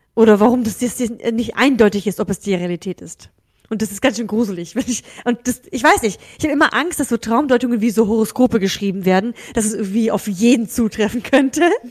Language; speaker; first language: German; early bilingual, other home language; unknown